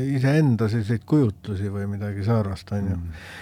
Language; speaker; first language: Estonian; native; Estonian